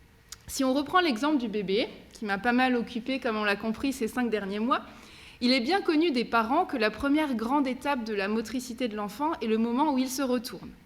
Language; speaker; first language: French; native; French